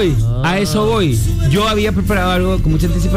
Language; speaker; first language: Spanish; native; Spanish